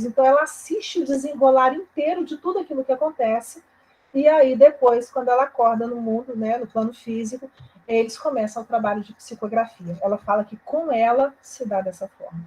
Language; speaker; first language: Portuguese; native; Portuguese